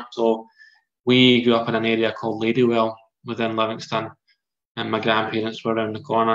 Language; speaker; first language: English; native; English